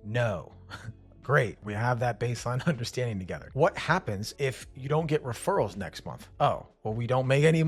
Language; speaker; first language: English; native; English